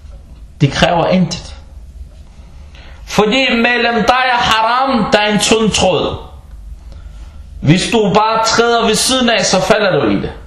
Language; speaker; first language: Danish; early bilingual, other home language; Arabic